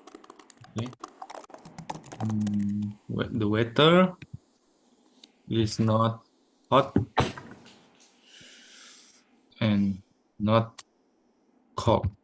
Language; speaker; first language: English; non-native, fluent; Indonesian